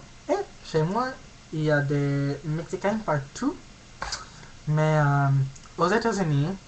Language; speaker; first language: French; non-native, learner; English